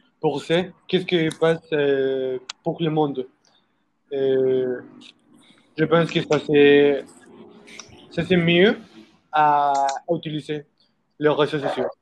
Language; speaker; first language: French; non-native, learner; Spanish